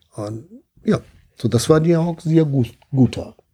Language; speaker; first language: German; non-native, fluent; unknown